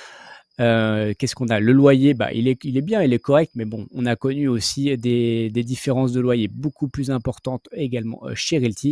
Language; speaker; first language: French; native; French